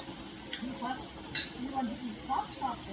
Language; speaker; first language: English; non-native, learner; Lao